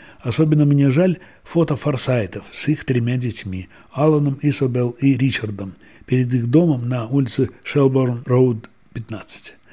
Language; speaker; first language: Russian; native; Russian